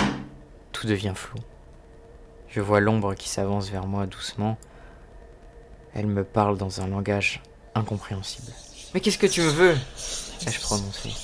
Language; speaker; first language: French; native; French